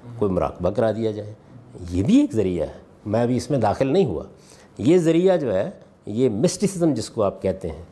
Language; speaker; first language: Urdu; non-native, local second language; Punjabi